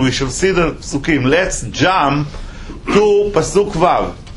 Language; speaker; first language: English; non-native, fluent; Hebrew